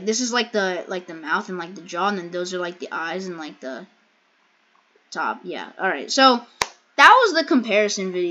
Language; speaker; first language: English; native; English